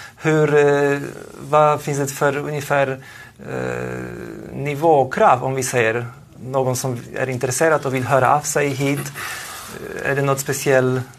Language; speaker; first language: Swedish; non-native, fluent; Polish